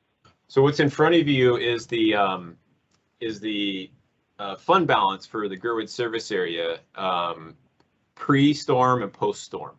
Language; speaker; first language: English; native; English